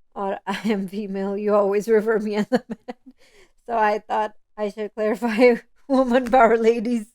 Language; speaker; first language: English; non-native, local second language; Hindi